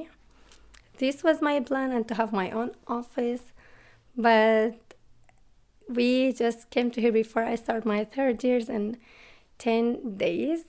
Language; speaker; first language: English; non-native, learner; Arabic